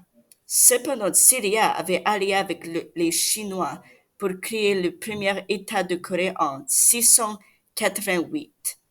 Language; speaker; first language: French; non-native, learner; English